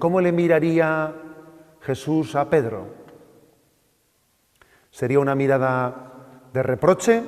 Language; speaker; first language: Spanish; native; Spanish